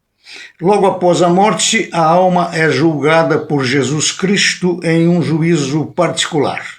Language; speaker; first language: Portuguese; native; Portuguese